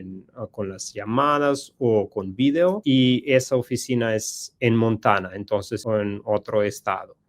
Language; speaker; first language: Spanish; non-native, learner; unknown